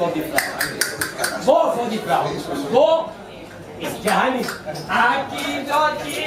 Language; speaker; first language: German; non-native, learner; Spanish